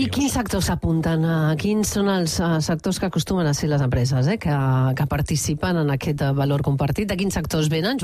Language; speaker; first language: Catalan; native; Catalan